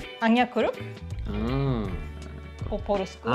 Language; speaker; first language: Polish; non-native, learner; Japanese